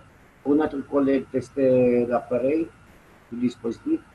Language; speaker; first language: French; non-native, learner; Romanian